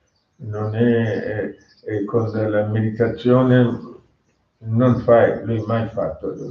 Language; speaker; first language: Italian; non-native, fluent; Tamil